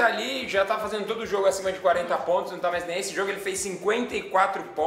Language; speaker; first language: Portuguese; native; Portuguese